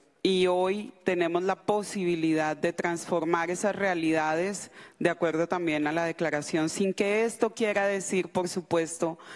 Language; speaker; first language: Spanish; non-native, local second language; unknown